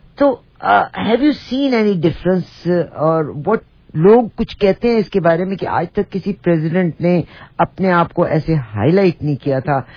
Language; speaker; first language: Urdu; native; Urdu